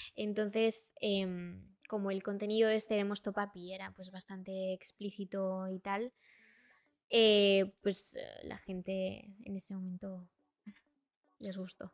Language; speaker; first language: Spanish; early bilingual, other home language; Portuguese